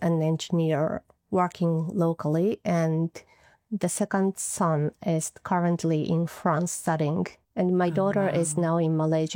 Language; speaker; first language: English; non-native, fluent; Japanese